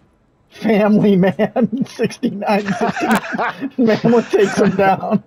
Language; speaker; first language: English; native; English